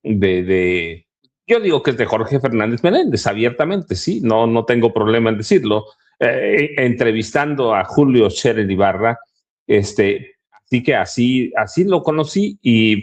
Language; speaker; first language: Spanish; native; Spanish